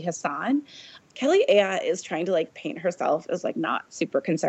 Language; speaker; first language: English; native; English